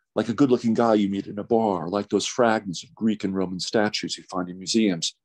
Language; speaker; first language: English; native; English